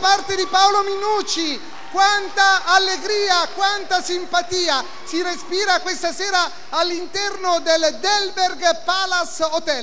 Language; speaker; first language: Italian; native; Italian